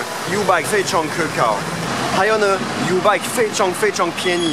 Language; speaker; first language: Chinese; non-native, fluent; French